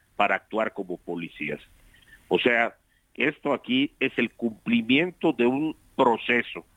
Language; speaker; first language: Spanish; native; Spanish